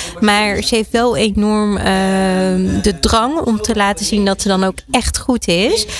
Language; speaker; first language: Dutch; early bilingual, other home language; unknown